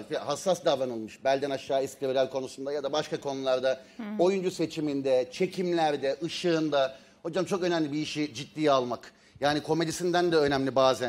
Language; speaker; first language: Turkish; native; Turkish